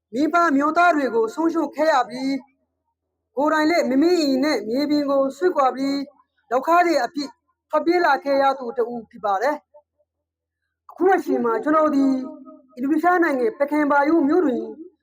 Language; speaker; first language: Burmese; non-native, local second language; Rohingya